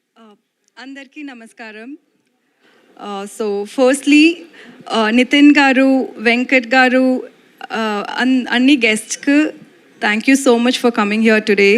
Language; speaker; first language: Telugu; non-native, learner; Tamil